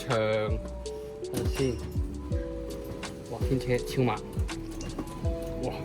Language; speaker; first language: Chinese; native; Chinese